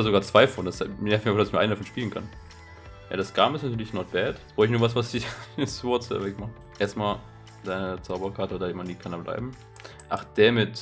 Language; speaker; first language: German; native; German